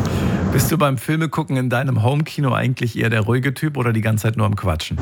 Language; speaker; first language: German; native; German